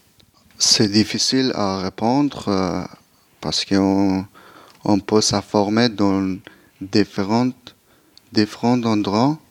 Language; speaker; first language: French; non-native, learner; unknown